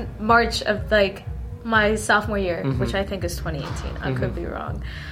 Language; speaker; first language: English; early bilingual, other home language; Min Nan Chinese